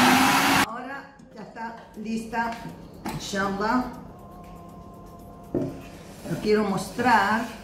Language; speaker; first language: Spanish; non-native, fluent; Arabic